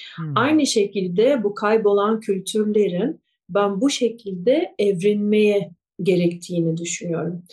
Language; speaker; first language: Turkish; non-native, fluent; Russian